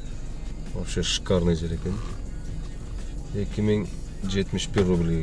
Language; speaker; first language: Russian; non-native, local second language; Kyrgyz